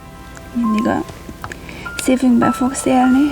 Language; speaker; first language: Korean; non-native, learner; Hungarian